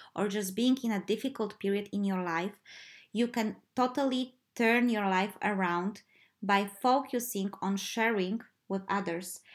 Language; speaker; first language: English; non-native, fluent; Polish